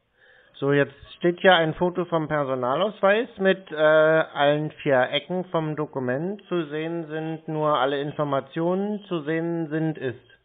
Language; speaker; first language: German; native; German